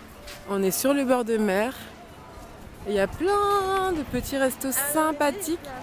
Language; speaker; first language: French; native; French